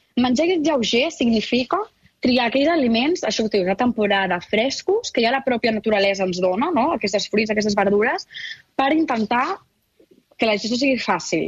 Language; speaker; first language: Catalan; native; Catalan